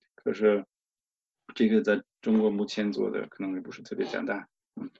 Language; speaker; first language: Chinese; non-native, fluent; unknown